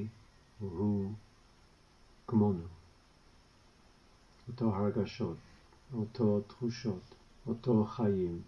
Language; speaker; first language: Hebrew; non-native, fluent; English